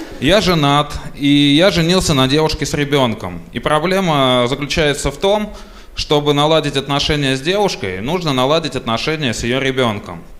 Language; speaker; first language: Russian; native; Russian